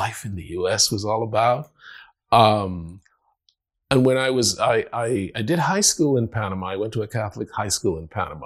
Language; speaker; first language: English; non-native, fluent; Spanish